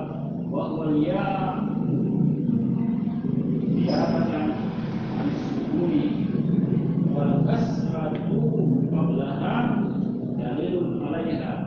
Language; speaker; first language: Arabic; non-native, learner; Indonesian